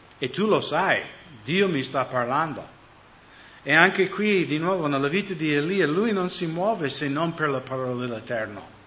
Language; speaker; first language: Italian; non-native, fluent; English